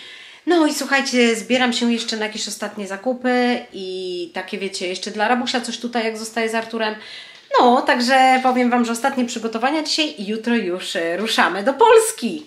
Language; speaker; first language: Polish; native; Polish